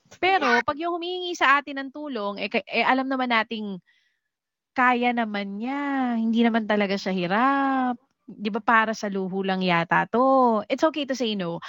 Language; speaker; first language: Filipino; native; Filipino